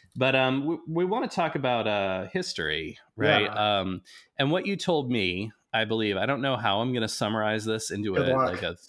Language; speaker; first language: English; native; English